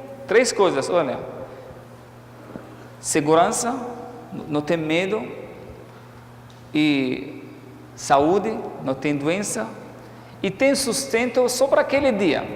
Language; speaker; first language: Portuguese; non-native, fluent; Arabic